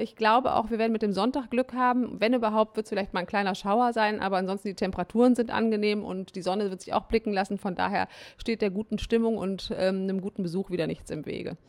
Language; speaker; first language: German; native; German